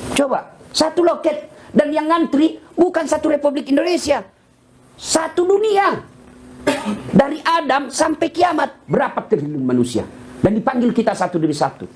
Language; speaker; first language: Indonesian; non-native, local second language; Buginese